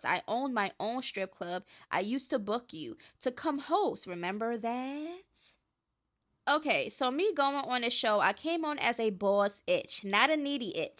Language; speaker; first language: English; native; English